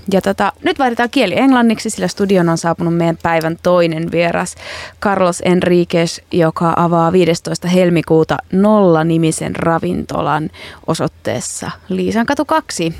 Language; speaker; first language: Finnish; native; Finnish